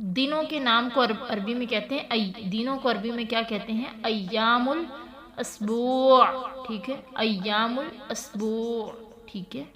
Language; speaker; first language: Urdu; native; Urdu